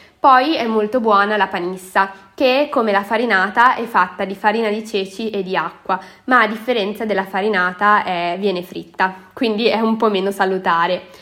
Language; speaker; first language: Italian; native; Italian